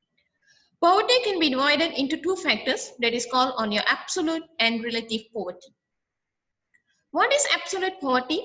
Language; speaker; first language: English; non-native, local second language; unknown